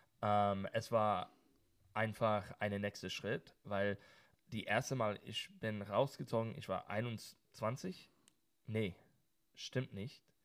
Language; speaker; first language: German; non-native, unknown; English